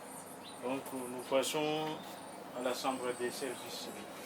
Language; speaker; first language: French; non-native, local second language; Malagasy